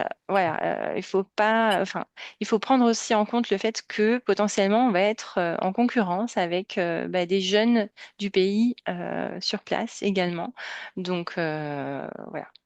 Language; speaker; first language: French; native; French